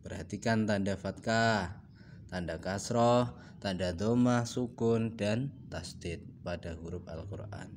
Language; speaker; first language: Indonesian; native; Indonesian